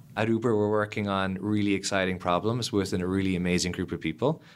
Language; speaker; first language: English; native; English